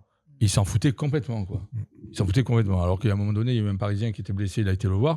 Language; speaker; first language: French; native; French